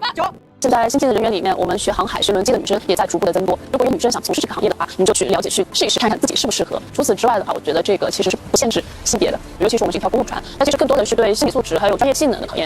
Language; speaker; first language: Chinese; native; Chinese